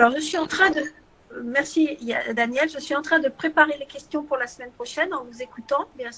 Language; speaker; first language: French; native; French